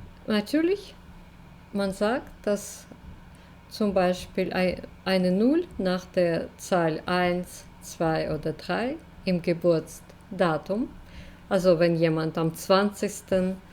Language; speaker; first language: German; non-native, fluent; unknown